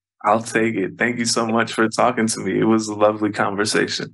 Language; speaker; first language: English; early bilingual, other home language; Spanish